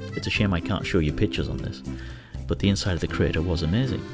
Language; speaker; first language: English; native; English